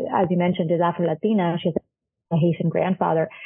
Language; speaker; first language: English; non-native, fluent; Spanish